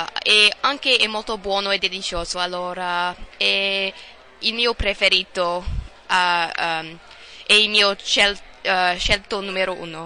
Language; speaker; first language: Italian; non-native, learner; English